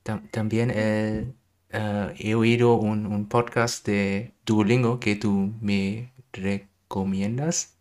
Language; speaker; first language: Spanish; non-native, learner; German